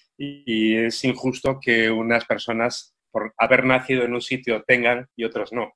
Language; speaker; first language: Spanish; native; Spanish